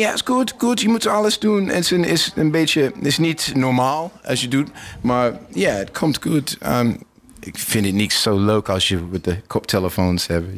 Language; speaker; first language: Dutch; non-native, learner; English